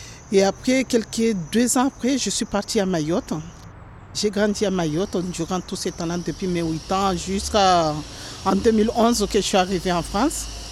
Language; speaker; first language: French; non-native, local second language; Ngazidja Comorian